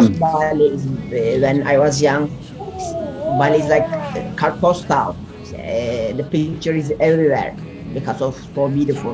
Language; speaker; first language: English; non-native, learner; Turkish